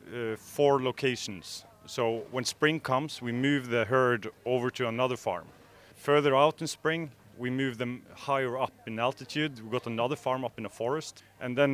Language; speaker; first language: English; non-native, fluent; Norwegian